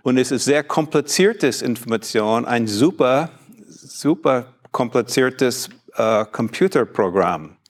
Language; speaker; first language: German; non-native, fluent; English